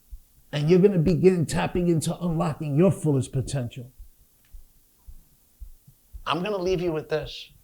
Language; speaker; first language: English; native; English